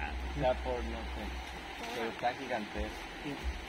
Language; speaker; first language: Spanish; native; Spanish